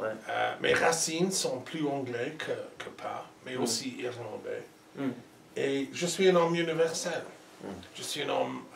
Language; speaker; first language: French; non-native, learner; English